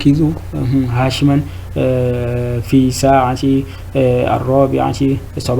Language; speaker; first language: Arabic; non-native, fluent; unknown